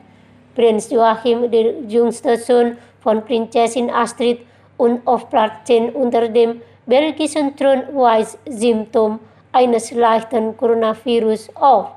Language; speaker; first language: German; non-native, fluent; Indonesian